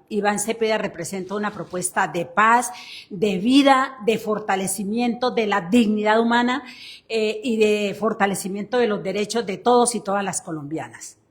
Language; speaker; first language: Spanish; native; Spanish